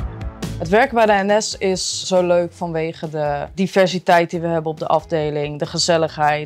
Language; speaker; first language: Dutch; native; Dutch